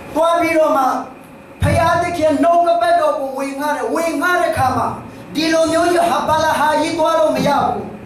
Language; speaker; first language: Burmese; non-native, local second language; Tedim Chin